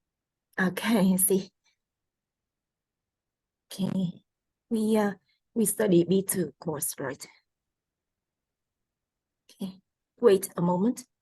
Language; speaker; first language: English; non-native, fluent; Vietnamese